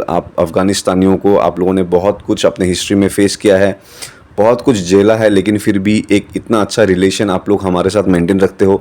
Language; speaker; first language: Hindi; non-native, local second language; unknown